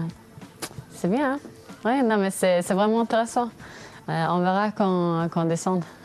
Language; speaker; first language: French; non-native, fluent; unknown